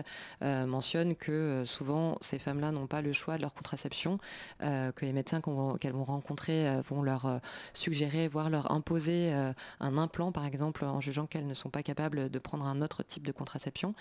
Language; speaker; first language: French; native; French